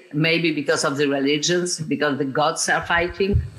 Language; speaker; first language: English; non-native, fluent; Polish